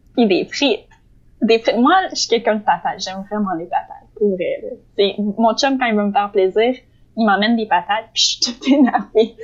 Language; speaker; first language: French; native; French